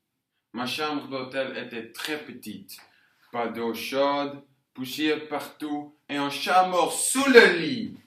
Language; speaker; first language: French; non-native, learner; Norwegian